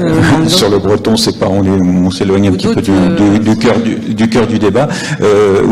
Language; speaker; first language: French; native; French